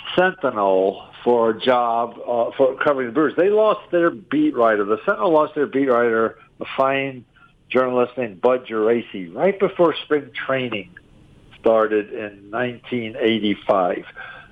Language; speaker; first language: English; native; English